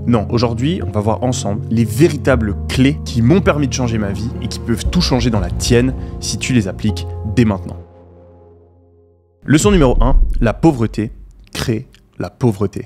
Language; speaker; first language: French; native; French